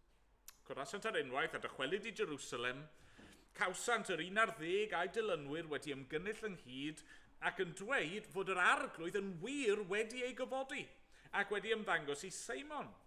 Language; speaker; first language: Welsh; native; Welsh